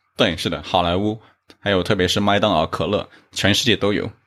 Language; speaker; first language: Chinese; native; Chinese